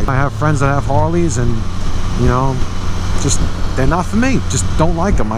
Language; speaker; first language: English; native; English